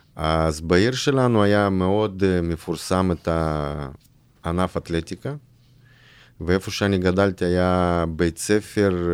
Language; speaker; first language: Hebrew; non-native, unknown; Russian